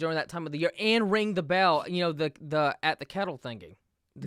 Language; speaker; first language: English; native; English